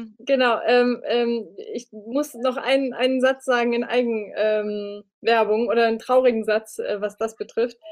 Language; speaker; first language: German; early bilingual, other home language; Romanian